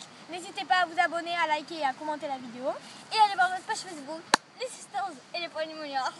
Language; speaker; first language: French; native; French